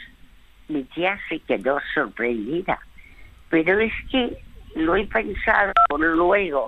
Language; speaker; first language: Spanish; early bilingual, other home language; French